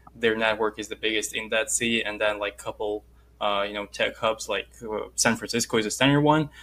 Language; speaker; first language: English; non-native, fluent; Russian